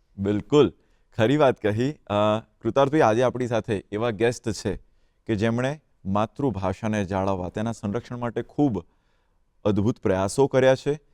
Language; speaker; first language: Gujarati; native; Gujarati